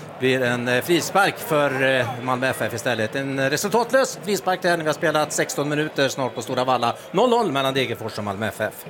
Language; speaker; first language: Swedish; native; Swedish